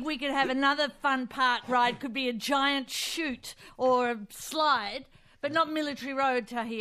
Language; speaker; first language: English; native; English